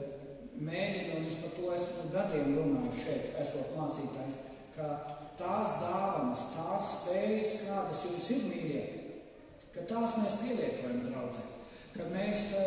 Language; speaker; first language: Latvian; native; Latvian